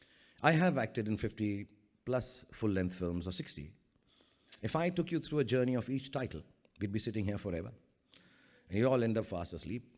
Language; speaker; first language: English; non-native, local second language; Hindi